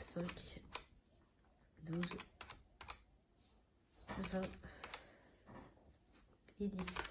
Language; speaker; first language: French; native; French